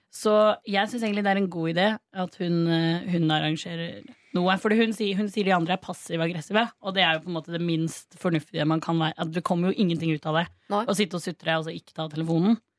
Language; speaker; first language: Norwegian; native; Norwegian